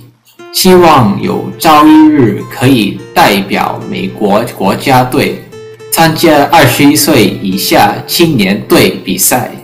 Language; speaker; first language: Chinese; early bilingual, heritage; English